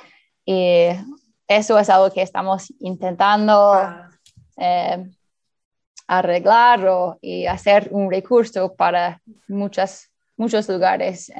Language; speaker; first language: Spanish; early bilingual, heritage; Spanish